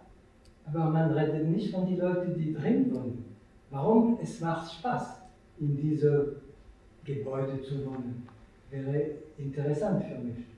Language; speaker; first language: German; non-native, learner; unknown